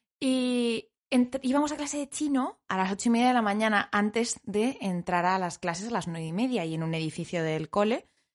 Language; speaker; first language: Spanish; native; Spanish